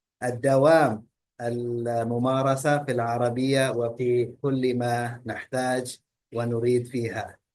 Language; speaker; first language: Arabic; early bilingual, heritage; Indonesian